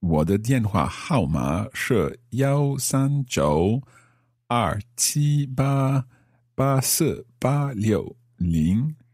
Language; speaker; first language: Chinese; non-native, learner; English